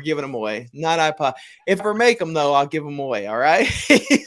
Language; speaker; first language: English; native; English